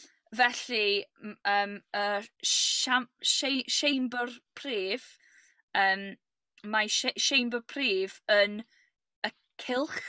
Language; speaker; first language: Welsh; non-native, learner; English